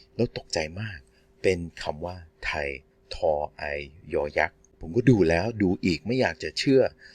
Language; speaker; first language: Thai; non-native, fluent; English